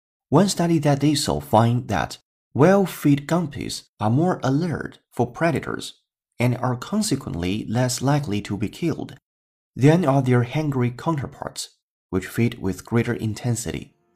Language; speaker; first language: English; non-native, fluent; Chinese